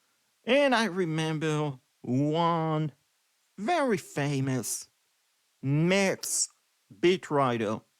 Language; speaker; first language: English; non-native, fluent; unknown